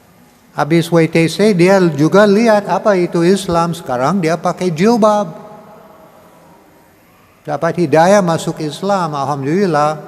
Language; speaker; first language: Indonesian; non-native, learner; English